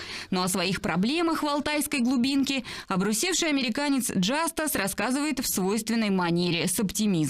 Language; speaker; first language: Russian; native; Russian